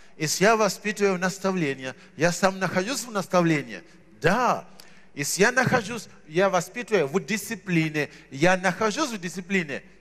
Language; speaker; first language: Russian; non-native, fluent; Shona